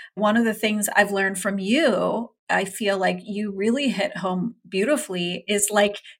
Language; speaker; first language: English; early bilingual, other home language; Urdu